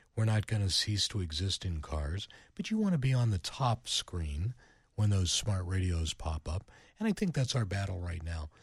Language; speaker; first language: English; native; English